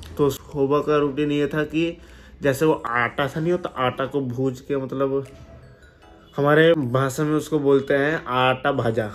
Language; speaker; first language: Hindi; non-native, local second language; Bangla